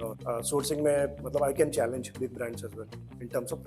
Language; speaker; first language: English; non-native, local second language; Hindi